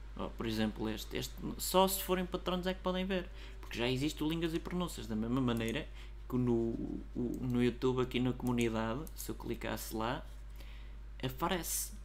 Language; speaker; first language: Portuguese; native; Portuguese